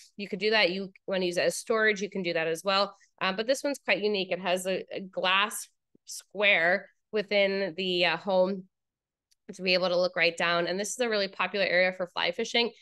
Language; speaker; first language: English; native; English